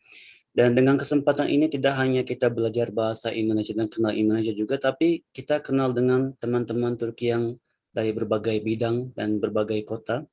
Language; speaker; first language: Indonesian; non-native, learner; Turkish